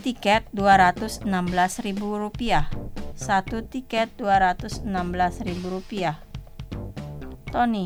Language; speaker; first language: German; non-native, fluent; Indonesian